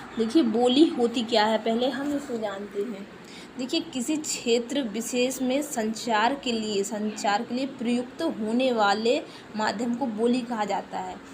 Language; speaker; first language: Hindi; native; Hindi